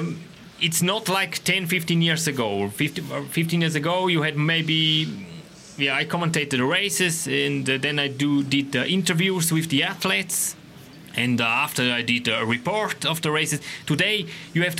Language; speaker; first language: English; non-native, learner; Romansh